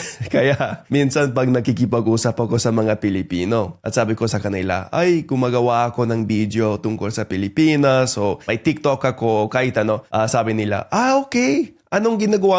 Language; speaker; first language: Filipino; non-native, fluent; English